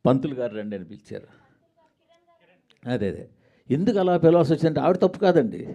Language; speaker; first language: Telugu; native; Telugu